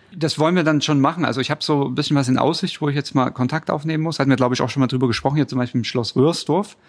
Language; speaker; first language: German; native; German